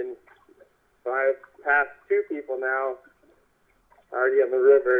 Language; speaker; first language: English; native; English